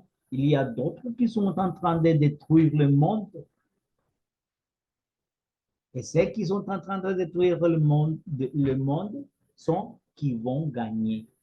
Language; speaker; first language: French; non-native, fluent; Spanish